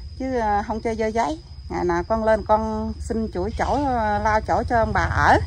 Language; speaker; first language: Vietnamese; non-native, local second language; Khmer